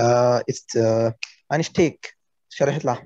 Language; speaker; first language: German; non-native, learner; Arabic